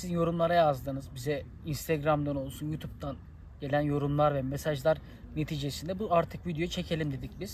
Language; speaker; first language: Turkish; native; Turkish